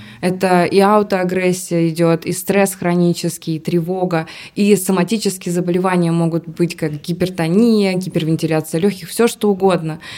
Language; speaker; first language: Russian; native; Russian